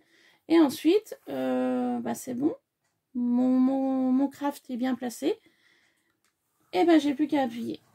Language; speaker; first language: French; native; French